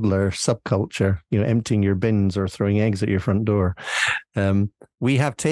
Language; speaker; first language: English; native; English